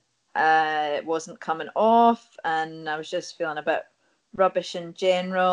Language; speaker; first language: English; native; English